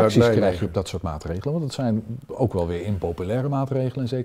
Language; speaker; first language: Dutch; native; Dutch